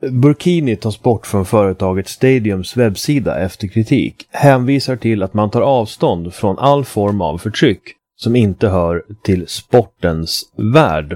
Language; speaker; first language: Swedish; native; Swedish